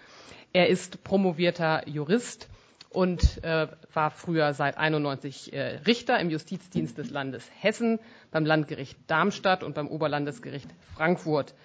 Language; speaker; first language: German; native; German